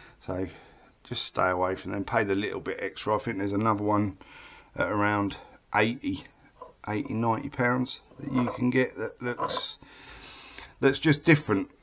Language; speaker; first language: English; native; English